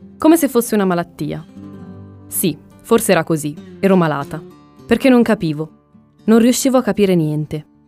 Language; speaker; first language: Italian; early bilingual, other home language; Spanish